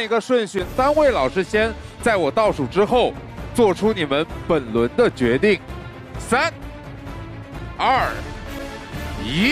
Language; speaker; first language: Chinese; native; Chinese